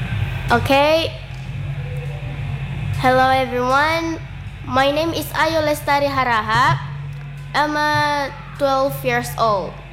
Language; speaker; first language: English; non-native, learner; Indonesian